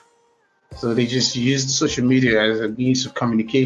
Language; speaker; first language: English; non-native, local second language; Yoruba